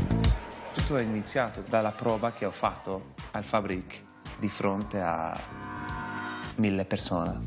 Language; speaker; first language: Italian; non-native, fluent; English